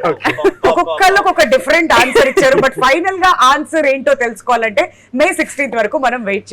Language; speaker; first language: Telugu; native; Telugu